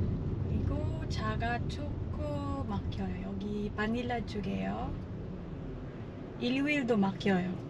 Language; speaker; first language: Korean; non-native, learner; Cebuano